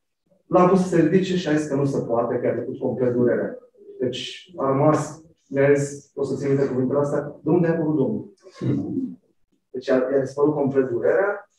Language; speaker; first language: Romanian; native; Romanian